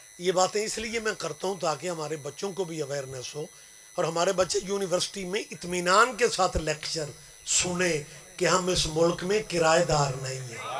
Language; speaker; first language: Urdu; non-native, local second language; Punjabi